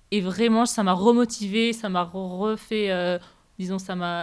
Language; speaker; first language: French; native; French